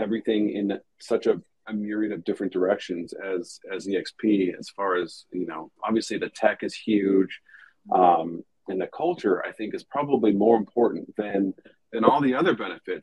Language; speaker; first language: English; native; English